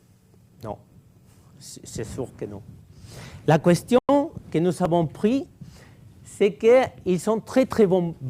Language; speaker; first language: French; non-native, fluent; Catalan